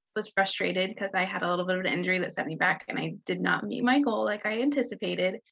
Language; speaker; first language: English; native; English